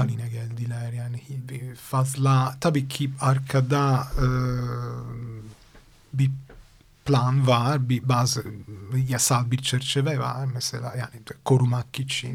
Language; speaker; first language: Turkish; non-native, fluent; Italian